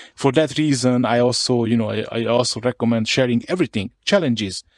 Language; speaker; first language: English; non-native, fluent; Hungarian